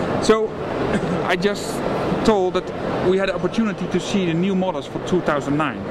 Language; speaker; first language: English; non-native, fluent; Dutch